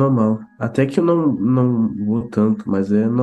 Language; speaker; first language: Portuguese; early bilingual, heritage; Portuguese